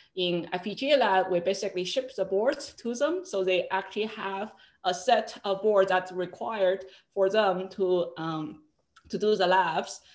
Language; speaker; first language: English; non-native, fluent; Chinese